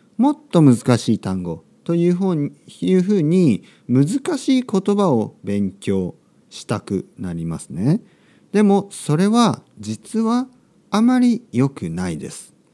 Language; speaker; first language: Japanese; native; Japanese